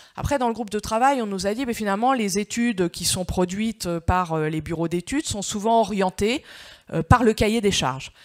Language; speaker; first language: French; native; French